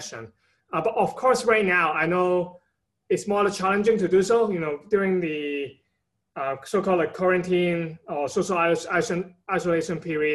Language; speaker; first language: English; non-native, local second language; Cantonese